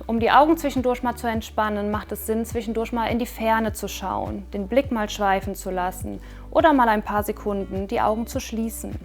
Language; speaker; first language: German; native; German